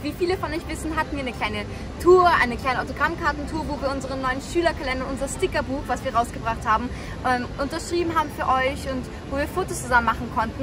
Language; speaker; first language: German; native; German